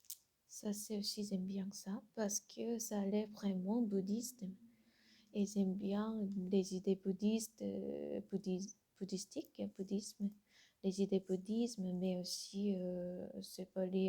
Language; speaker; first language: French; non-native, learner; Korean